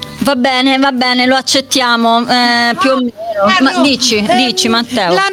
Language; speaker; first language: Italian; native; Italian